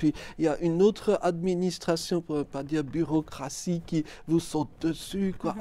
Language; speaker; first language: French; native; French